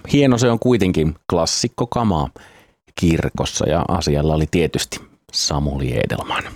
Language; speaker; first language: Finnish; native; Finnish